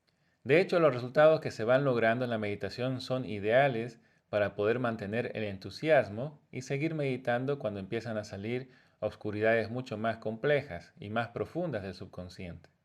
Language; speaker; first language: Spanish; native; Spanish